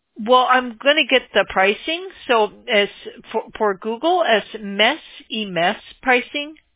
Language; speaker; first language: English; native; English